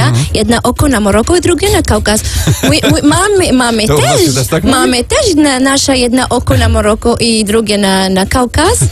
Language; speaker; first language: Polish; non-native, learner; Arabic